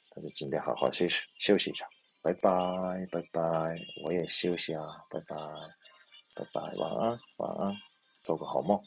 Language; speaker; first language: Chinese; non-native, fluent; Japanese